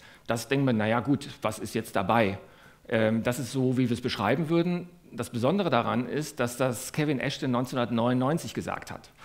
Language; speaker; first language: German; native; German